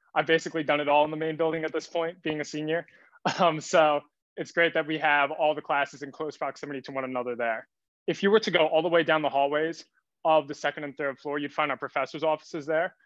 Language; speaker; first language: English; native; English